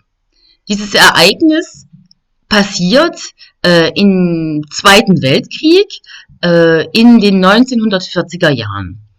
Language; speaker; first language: German; non-native, fluent; French